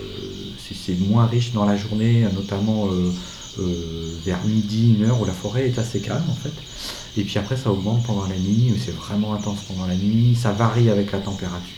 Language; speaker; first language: French; native; French